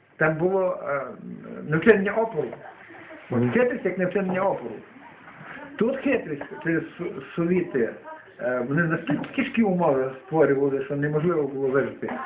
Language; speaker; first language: Ukrainian; native; Ukrainian